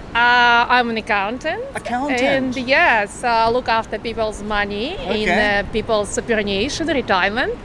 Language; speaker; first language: English; non-native, fluent; Russian